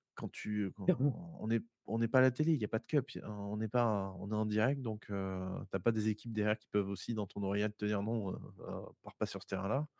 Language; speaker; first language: French; native; French